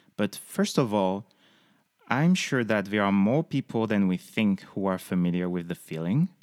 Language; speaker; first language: English; non-native, fluent; French